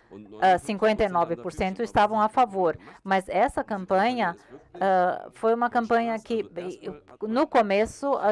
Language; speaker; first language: Portuguese; non-native, learner; German